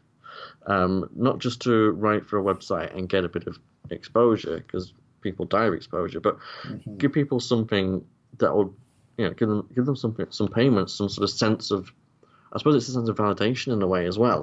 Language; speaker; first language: English; native; English